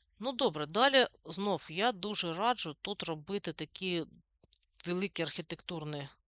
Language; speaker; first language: Ukrainian; non-native, local second language; Russian